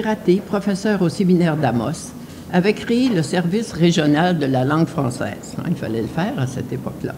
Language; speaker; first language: French; native; French